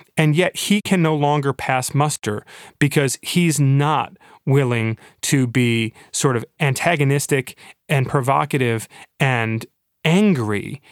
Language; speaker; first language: English; native; English